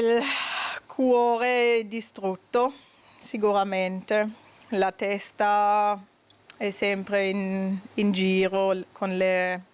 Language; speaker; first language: Italian; non-native, learner; German